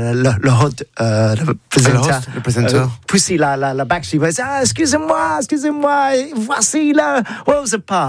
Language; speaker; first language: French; non-native, learner; English